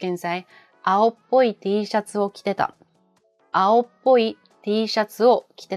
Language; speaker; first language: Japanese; native; Japanese